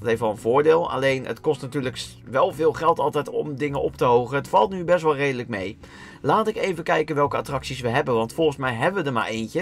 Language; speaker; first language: Dutch; native; Dutch